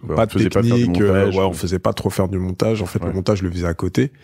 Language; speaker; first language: French; native; French